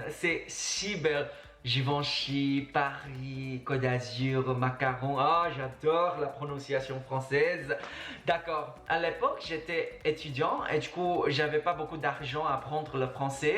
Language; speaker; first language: French; non-native, fluent; Chinese